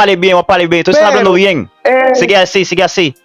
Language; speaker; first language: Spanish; non-native, fluent; Haitian Creole